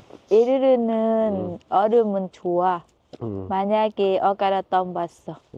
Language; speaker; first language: Korean; non-native, learner; Thai